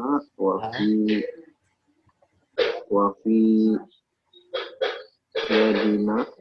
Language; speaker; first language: Arabic; non-native, learner; Indonesian